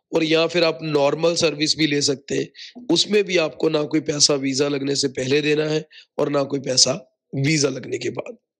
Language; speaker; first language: Hindi; non-native, local second language; Punjabi